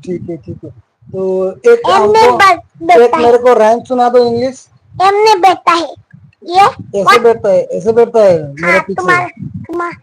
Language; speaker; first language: Hindi; non-native, local second language; Bangla